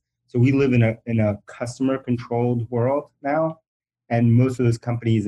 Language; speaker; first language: English; early bilingual, other home language; Spanish